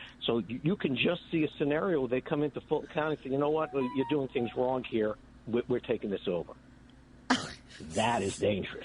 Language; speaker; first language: English; native; English